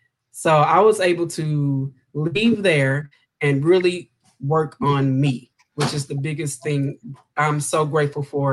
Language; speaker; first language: English; native; English